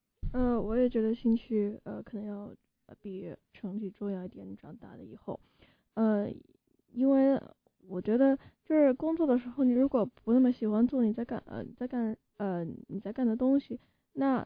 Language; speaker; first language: Chinese; early bilingual, heritage; Chinese